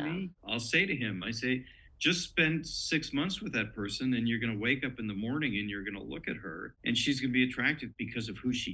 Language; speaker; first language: English; native; English